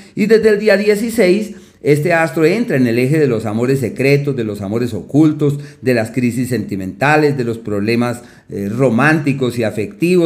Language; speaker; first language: Spanish; native; Spanish